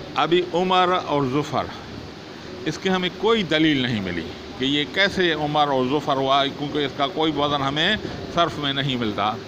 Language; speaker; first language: Urdu; non-native, local second language; Sindhi